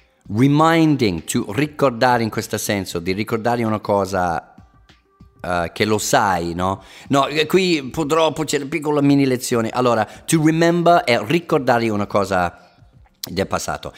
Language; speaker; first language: Italian; non-native, fluent; English